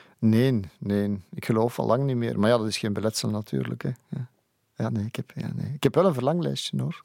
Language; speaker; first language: Dutch; native; Dutch